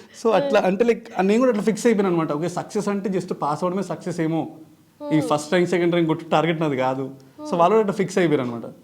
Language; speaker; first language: Telugu; native; Telugu